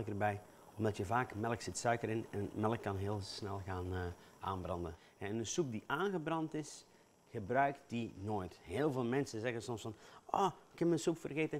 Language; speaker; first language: Dutch; native; Dutch